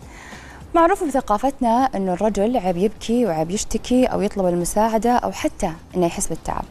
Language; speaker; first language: Arabic; native; Arabic